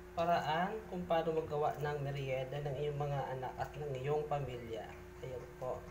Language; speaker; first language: Filipino; non-native, local second language; Bikol